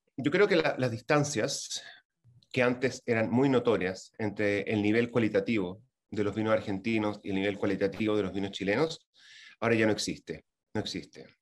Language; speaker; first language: Spanish; native; Spanish